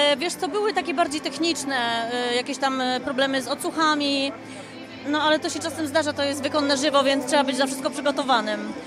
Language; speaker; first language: Polish; native; Polish